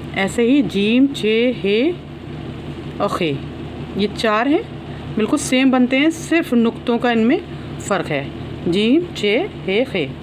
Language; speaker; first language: Hindi; native; Hindi